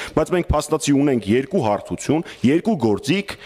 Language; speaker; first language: Armenian; native; Armenian